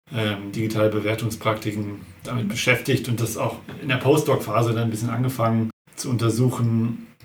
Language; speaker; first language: German; native; German